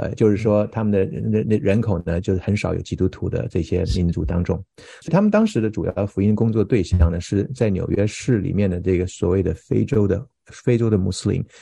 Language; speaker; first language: Chinese; early bilingual, heritage; Chinese